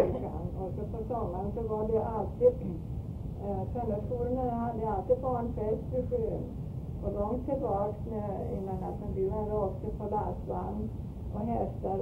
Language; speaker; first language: Swedish; early bilingual, heritage; Swedish